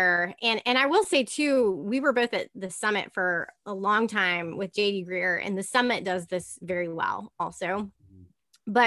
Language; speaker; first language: English; native; English